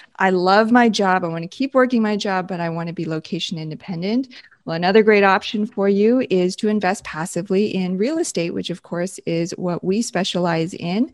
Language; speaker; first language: English; native; English